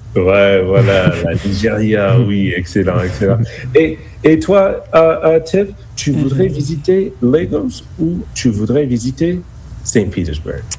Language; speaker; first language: French; non-native, fluent; English